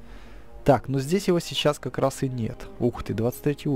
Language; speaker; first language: Russian; native; Russian